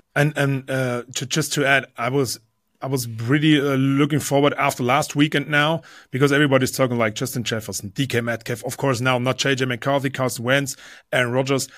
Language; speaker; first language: English; non-native, fluent; German